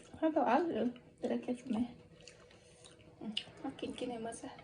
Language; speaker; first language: Swedish; non-native, learner; Thai